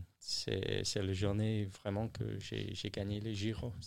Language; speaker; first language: French; non-native, learner; English